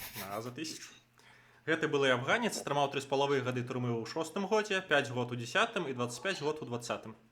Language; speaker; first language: Belarusian; non-native, local second language; Russian